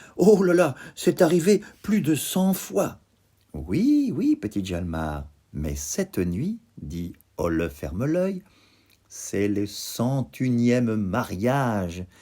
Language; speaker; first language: French; native; French